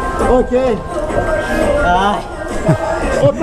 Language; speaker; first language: Korean; non-native, learner; Turkish